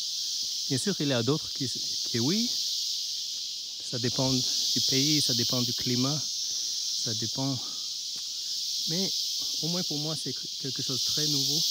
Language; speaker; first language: French; non-native, learner; Chinese